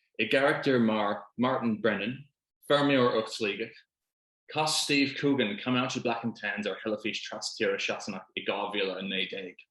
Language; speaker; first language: Irish; non-native, local second language; English